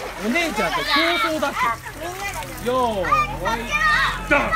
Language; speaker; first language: Japanese; native; Japanese